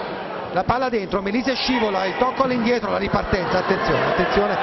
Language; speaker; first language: Italian; native; Italian